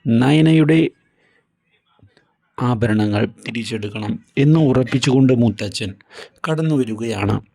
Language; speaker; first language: Malayalam; native; Malayalam